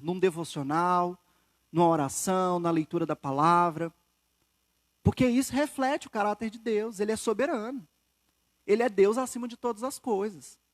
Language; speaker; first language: Portuguese; native; Portuguese